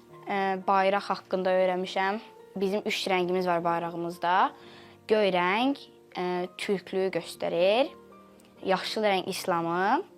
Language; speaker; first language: Azerbaijani; early bilingual, heritage; Azerbaijani